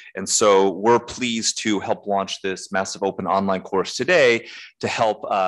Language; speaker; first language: English; native; English